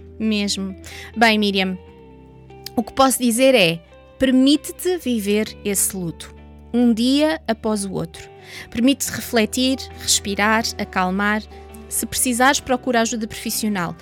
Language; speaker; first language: Portuguese; native; Portuguese